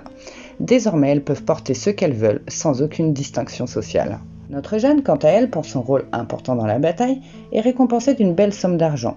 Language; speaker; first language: French; native; French